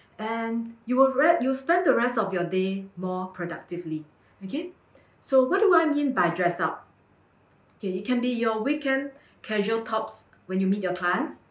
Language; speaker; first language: English; native; English